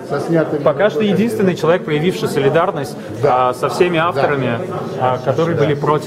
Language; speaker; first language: Russian; native; Russian